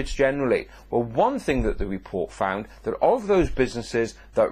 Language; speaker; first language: English; native; English